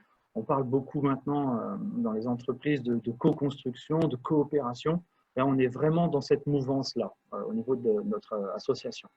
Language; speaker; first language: French; native; French